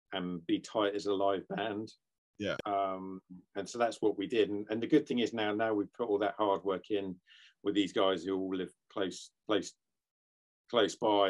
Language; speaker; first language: English; native; English